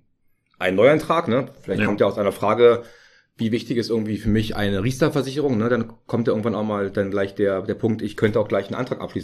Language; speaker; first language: German; native; German